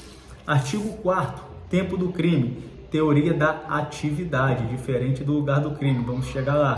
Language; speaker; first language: Portuguese; native; Portuguese